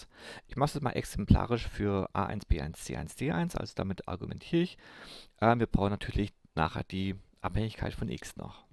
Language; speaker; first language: German; native; German